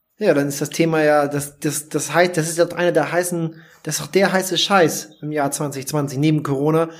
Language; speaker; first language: German; native; German